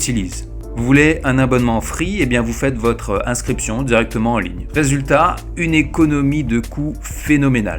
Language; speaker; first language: French; native; French